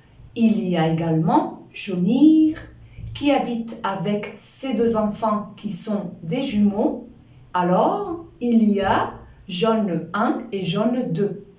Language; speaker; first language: French; non-native, fluent; Spanish